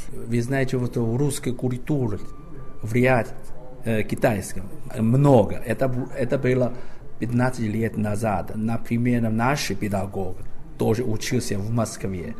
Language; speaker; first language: Russian; non-native, learner; Chinese